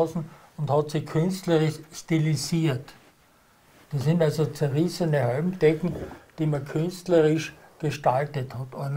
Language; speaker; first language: German; native; German